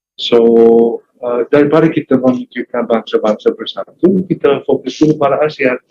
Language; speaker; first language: Malay; non-native, fluent; English